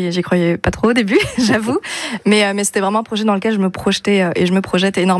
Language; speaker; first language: French; native; French